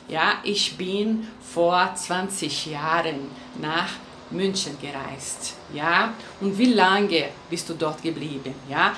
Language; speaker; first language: German; non-native, fluent; Portuguese